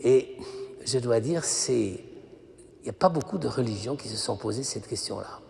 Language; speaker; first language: French; native; French